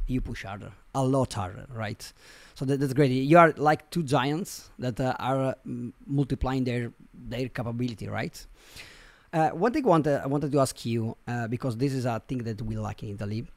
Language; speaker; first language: English; non-native, fluent; Italian